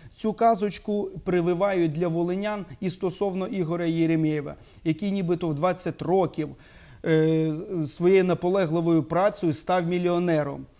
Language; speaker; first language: Ukrainian; native; Ukrainian